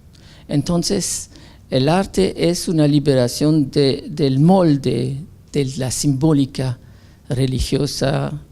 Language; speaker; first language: Spanish; non-native, fluent; French